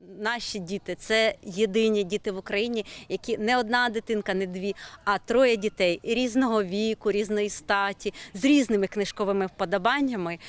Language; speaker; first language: Ukrainian; native; Ukrainian